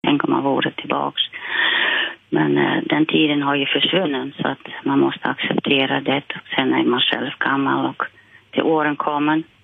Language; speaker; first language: Swedish; non-native, fluent; Dutch